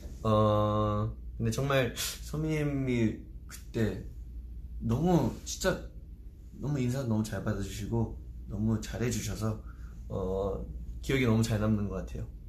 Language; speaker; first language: Korean; early bilingual, heritage; Korean